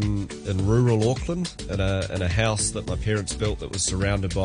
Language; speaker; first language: English; native; English